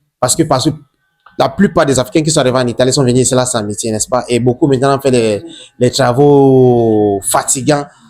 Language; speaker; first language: French; non-native, local second language; English